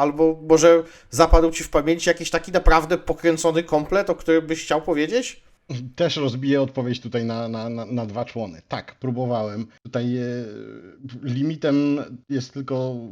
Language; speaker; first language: Polish; native; Polish